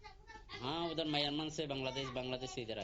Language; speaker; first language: Hindi; non-native, learner; Rohingya